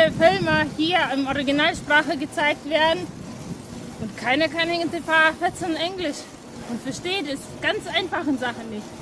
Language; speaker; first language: German; non-native, fluent; Russian